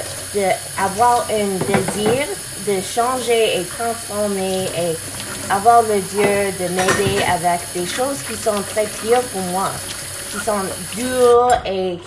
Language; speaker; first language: French; non-native, learner; English